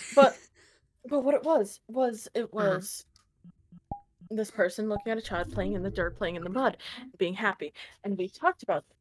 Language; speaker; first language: English; native; English